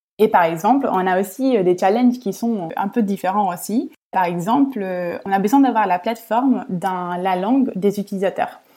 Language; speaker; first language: French; non-native, fluent; Italian